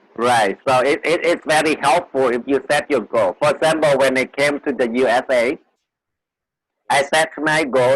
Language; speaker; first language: English; non-native, fluent; Vietnamese